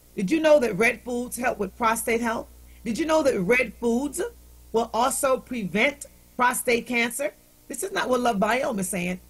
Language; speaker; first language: English; native; English